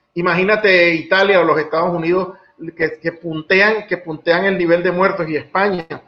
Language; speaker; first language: Spanish; native; Spanish